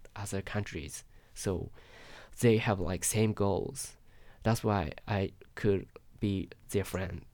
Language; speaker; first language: English; non-native, learner; Japanese